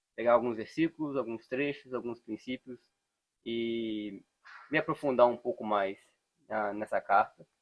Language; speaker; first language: Portuguese; native; Portuguese